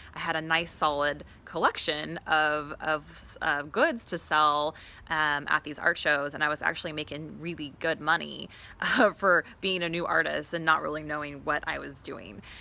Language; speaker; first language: English; native; English